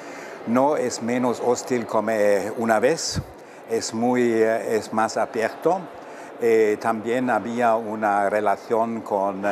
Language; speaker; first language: Spanish; non-native, fluent; German